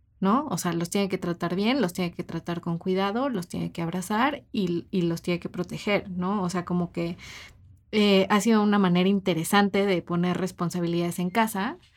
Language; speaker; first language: Spanish; native; Spanish